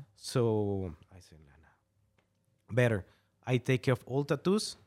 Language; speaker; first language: English; non-native, fluent; Spanish